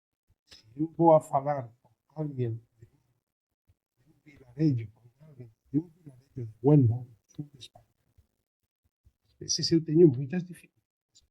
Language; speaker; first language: Galician; non-native, learner; Spanish